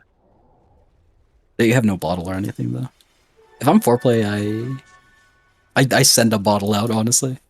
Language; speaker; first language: English; native; English